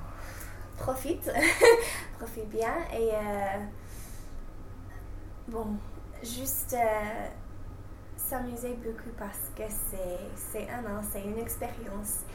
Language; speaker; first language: French; non-native, fluent; English